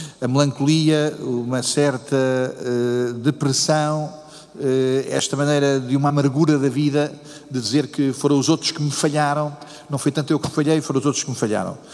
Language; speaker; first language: Portuguese; native; Portuguese